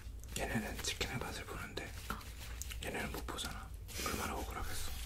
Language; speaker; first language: Korean; native; Korean